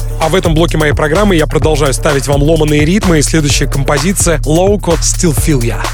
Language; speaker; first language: Russian; native; Russian